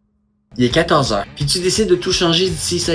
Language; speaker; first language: French; native; French